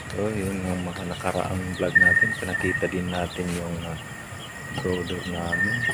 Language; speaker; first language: Filipino; non-native, local second language; Waray